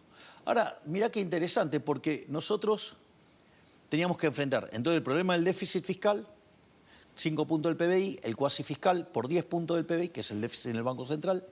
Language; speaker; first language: Spanish; native; Spanish